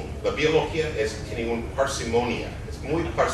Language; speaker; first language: Spanish; non-native, fluent; English